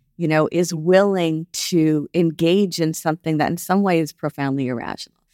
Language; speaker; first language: English; native; English